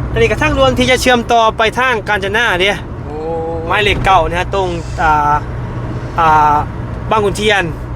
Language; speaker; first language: Thai; native; Thai